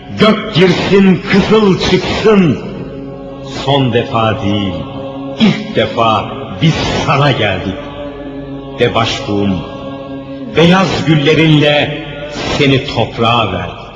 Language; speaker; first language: Turkish; native; Turkish